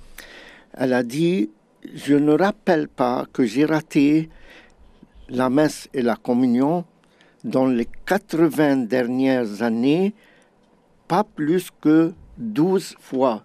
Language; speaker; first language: French; non-native, fluent; Arabic